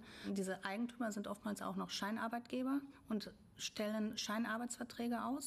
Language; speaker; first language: German; native; German